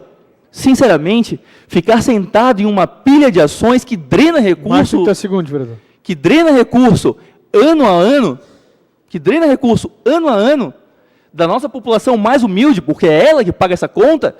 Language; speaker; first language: Portuguese; native; Portuguese